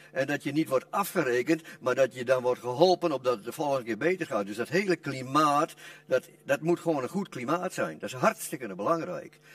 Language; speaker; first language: Dutch; non-native, local second language; Western Frisian